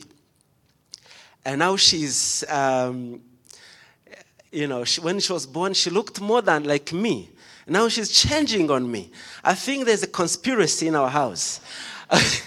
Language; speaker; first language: English; non-native, local second language; Kinyarwanda